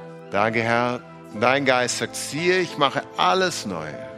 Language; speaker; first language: German; native; German